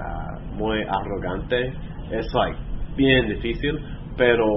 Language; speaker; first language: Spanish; non-native, fluent; English